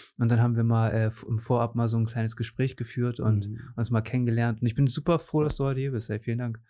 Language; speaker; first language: German; native; German